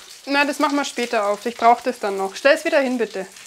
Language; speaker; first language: English; non-native, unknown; German